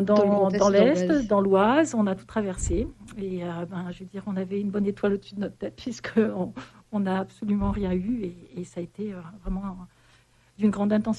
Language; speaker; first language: French; native; French